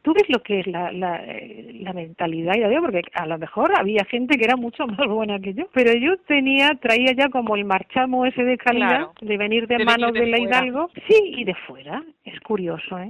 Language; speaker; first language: Spanish; native; Spanish